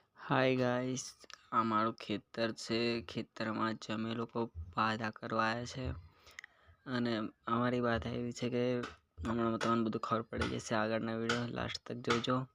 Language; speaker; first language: Gujarati; non-native, local second language; Bhili